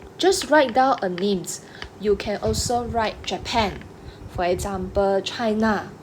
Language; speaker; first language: English; non-native, local second language; Malay